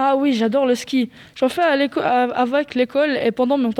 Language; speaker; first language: French; native; French